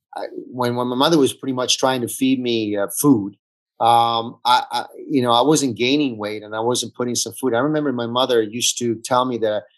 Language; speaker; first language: English; early bilingual, other home language; Italian